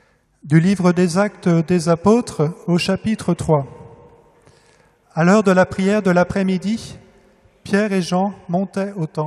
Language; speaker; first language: French; native; French